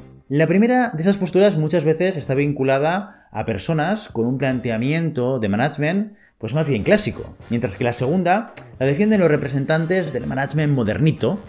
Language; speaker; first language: Spanish; native; Spanish